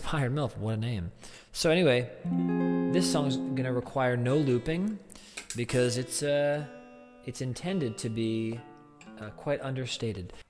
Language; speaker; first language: English; native; English